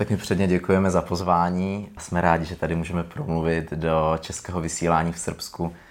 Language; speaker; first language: Czech; native; Czech